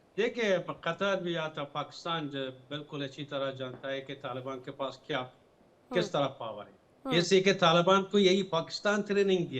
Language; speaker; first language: Hindi; non-native, fluent; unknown